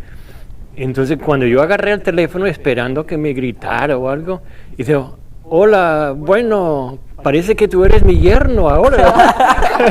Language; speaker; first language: Spanish; non-native, fluent; English